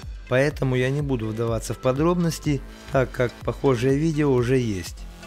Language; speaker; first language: Russian; native; Russian